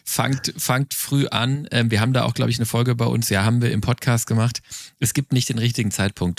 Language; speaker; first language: German; native; German